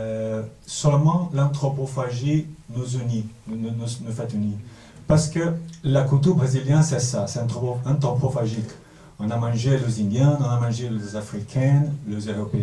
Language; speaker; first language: French; non-native, fluent; Portuguese